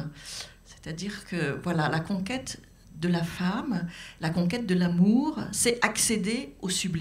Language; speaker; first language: French; native; French